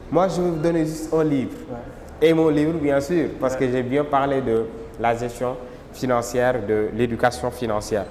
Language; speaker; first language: French; non-native, local second language; Wolof